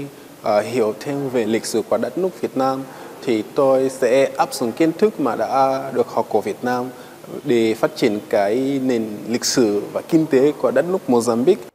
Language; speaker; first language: Vietnamese; non-native, fluent; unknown